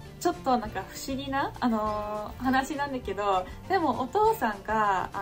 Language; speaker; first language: Japanese; non-native, fluent; English